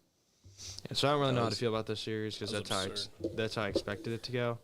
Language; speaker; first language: English; native; English